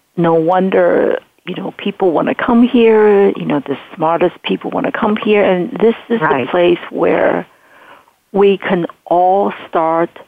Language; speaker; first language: English; non-native, fluent; Chinese